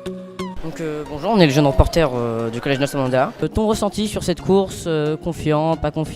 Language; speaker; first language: French; native; French